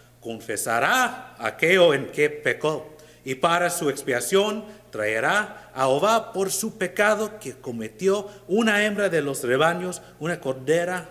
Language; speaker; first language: Spanish; non-native, learner; English